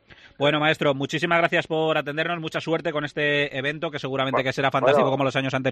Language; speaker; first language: Spanish; native; Spanish